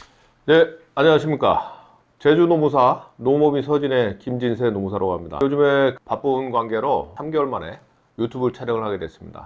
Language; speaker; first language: Korean; native; Korean